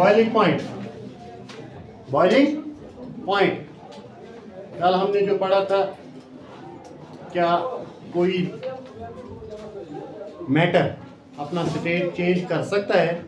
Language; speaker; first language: Hindi; non-native, local second language; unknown